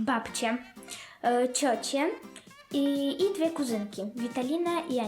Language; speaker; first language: Polish; early bilingual, other home language; Ukrainian